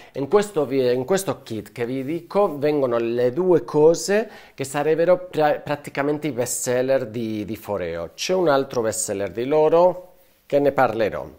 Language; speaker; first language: Italian; non-native, fluent; Spanish